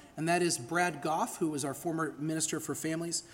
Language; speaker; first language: English; native; English